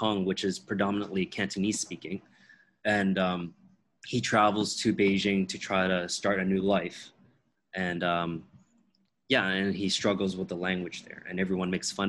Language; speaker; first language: English; non-native, fluent; Min Nan Chinese